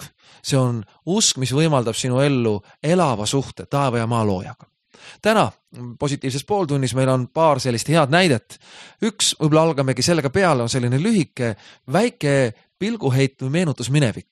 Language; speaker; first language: Estonian; native; Estonian